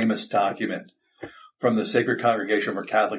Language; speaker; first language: English; native; English